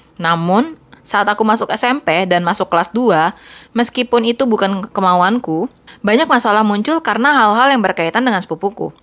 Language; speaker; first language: Indonesian; native; Indonesian